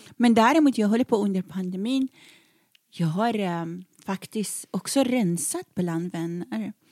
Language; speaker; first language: Swedish; early bilingual, other home language; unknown